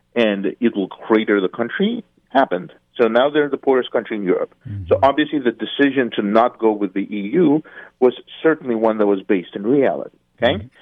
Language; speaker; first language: English; non-native, fluent; Russian